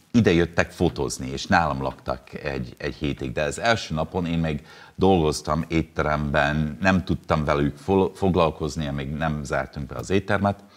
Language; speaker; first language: Hungarian; non-native, fluent; English